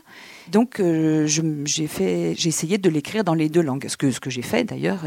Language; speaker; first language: French; native; French